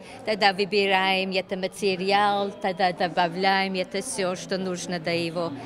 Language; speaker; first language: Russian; early bilingual, heritage; Russian